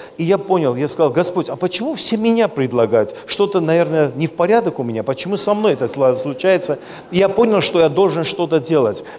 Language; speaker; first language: Russian; non-native, local second language; Armenian